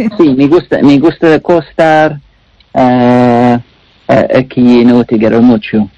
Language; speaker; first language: Spanish; non-native, learner; English